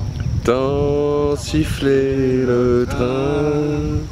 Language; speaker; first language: French; native; French